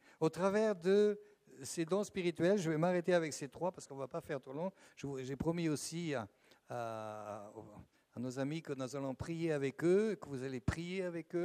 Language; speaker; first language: French; native; French